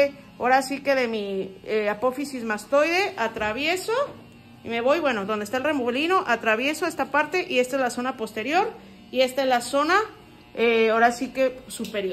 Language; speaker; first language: Spanish; native; Spanish